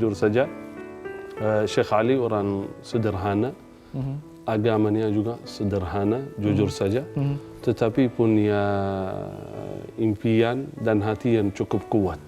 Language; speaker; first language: Indonesian; non-native, fluent; Arabic